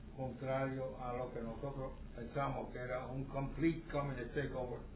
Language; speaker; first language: Spanish; native; Spanish